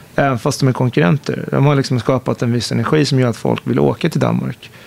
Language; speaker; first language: Swedish; native; Swedish